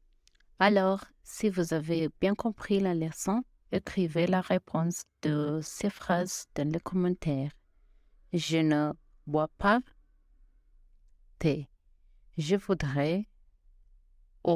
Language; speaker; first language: French; non-native, fluent; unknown